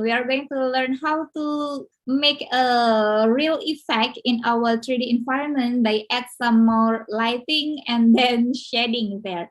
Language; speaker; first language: English; non-native, fluent; Indonesian